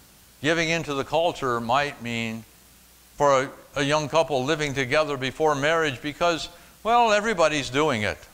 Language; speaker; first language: English; native; English